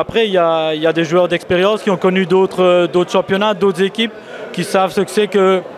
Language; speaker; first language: French; native; French